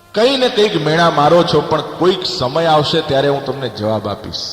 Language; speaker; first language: Hindi; non-native, local second language; Gujarati